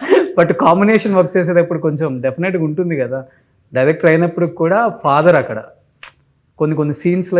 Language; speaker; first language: Telugu; native; Telugu